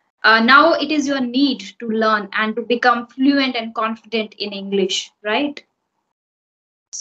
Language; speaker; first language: English; non-native, fluent; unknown